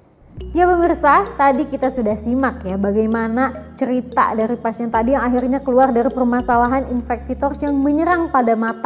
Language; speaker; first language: Indonesian; native; Indonesian